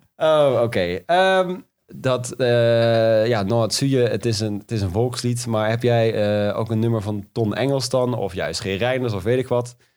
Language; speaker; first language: Dutch; native; Dutch